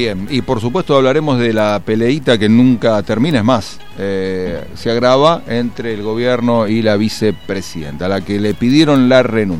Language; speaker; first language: Spanish; native; Spanish